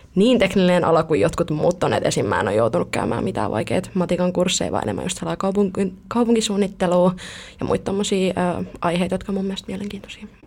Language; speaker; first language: Finnish; early bilingual, other home language; Italian